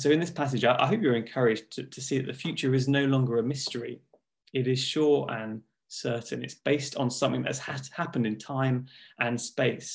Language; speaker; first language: English; native; English